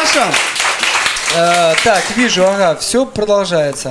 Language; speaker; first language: Russian; native; Russian